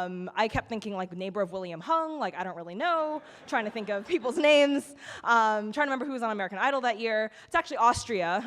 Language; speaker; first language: English; native; English